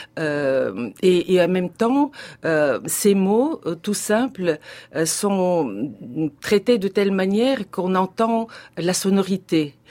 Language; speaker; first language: French; non-native, fluent; Bulgarian